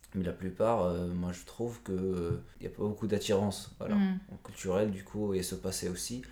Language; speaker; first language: French; non-native, local second language; Arabic